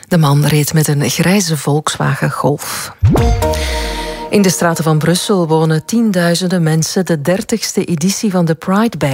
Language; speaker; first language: Dutch; native; Dutch